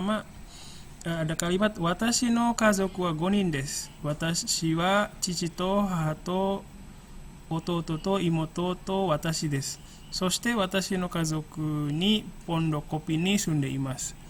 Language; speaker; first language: Japanese; non-native, fluent; Indonesian